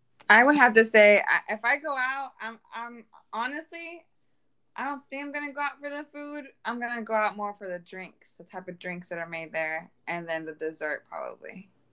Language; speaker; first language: English; early bilingual, other home language; Spanish